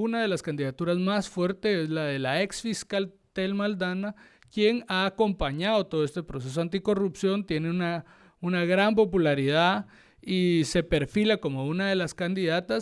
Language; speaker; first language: Spanish; native; Spanish